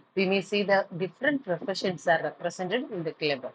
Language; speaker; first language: English; non-native, local second language; Malayalam